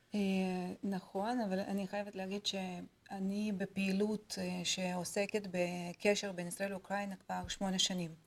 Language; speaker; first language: Hebrew; non-native, fluent; Russian